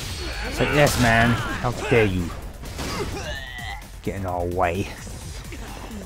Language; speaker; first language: English; native; English